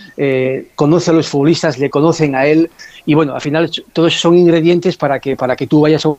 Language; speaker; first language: Spanish; native; Spanish